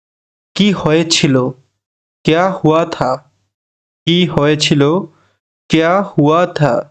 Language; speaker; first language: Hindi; non-native, learner; Bangla